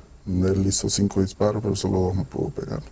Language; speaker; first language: Spanish; native; Spanish